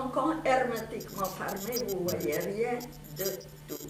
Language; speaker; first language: French; non-native, fluent; Hungarian